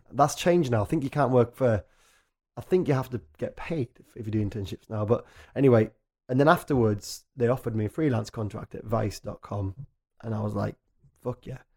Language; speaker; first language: English; native; English